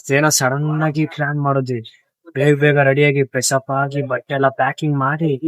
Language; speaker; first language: Kannada; native; Kannada